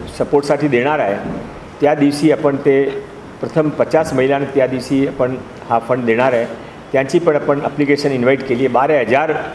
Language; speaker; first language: Marathi; non-native, local second language; Hindi